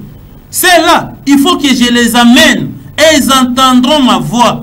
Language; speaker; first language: French; non-native, local second language; Lingala